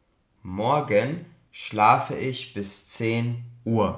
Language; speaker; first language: German; non-native, fluent; Albanian